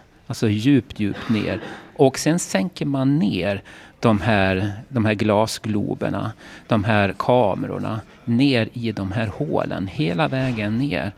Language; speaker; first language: Swedish; native; Swedish